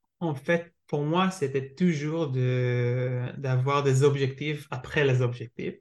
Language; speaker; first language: French; non-native, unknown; Hebrew